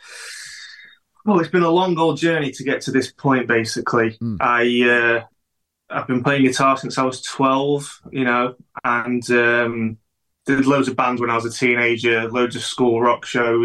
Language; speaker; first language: English; native; English